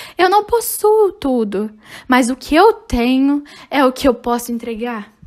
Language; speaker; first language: Portuguese; non-native, fluent; English